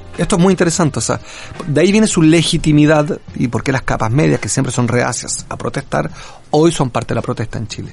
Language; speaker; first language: Spanish; native; Spanish